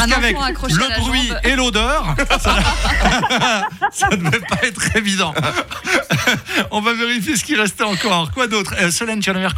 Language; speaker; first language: French; native; French